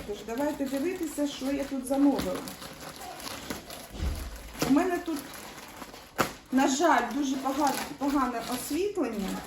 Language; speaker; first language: Ukrainian; native; Ukrainian